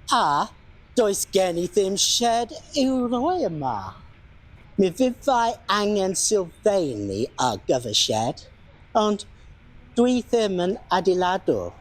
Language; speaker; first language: Welsh; non-native, learner; English